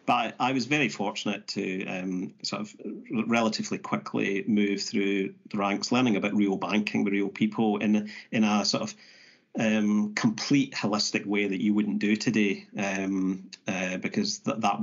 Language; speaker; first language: English; native; English